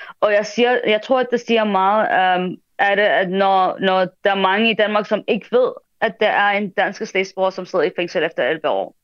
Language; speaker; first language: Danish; early bilingual, other home language; Arabic